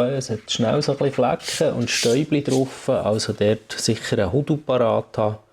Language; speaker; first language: German; native; German